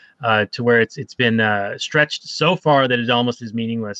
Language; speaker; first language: English; native; English